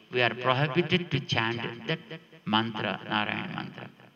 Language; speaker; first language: English; non-native, local second language; Telugu